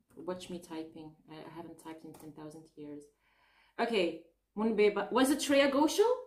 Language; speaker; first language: English; non-native, fluent; Arabic